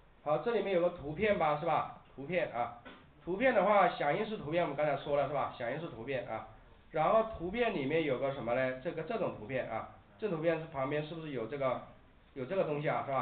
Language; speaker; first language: Chinese; native; Chinese